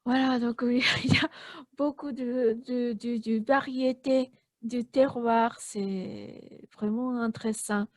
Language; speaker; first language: French; non-native, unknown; Japanese